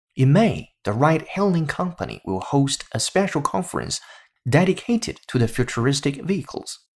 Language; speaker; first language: English; non-native, fluent; Chinese